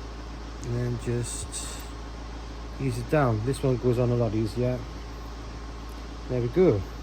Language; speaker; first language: English; native; English